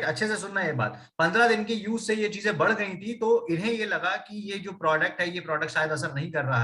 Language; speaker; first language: Hindi; native; Hindi